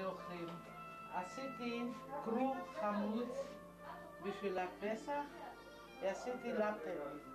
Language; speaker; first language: Hebrew; non-native, learner; Georgian